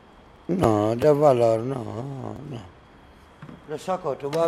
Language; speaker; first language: Spanish; non-native, learner; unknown